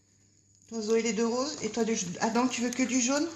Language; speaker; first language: French; native; French